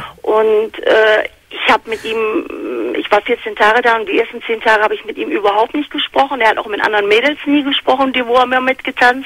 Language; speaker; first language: German; native; German